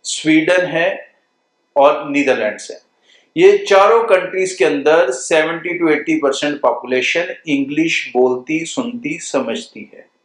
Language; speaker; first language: Hindi; non-native, local second language; Punjabi